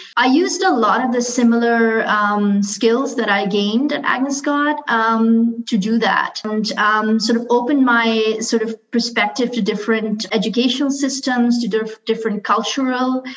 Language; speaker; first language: English; non-native, local second language; Urdu